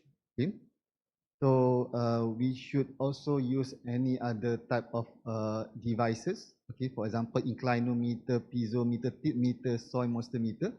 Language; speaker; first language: English; non-native, fluent; Malay